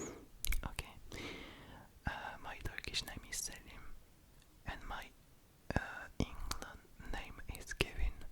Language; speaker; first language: English; non-native, learner; French